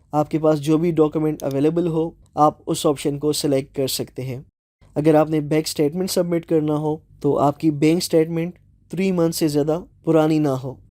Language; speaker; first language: Urdu; non-native, local second language; Punjabi